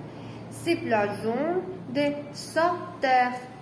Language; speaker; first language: French; non-native, learner; Spanish